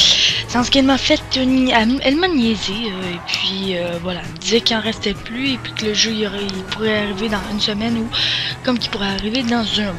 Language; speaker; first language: French; native; French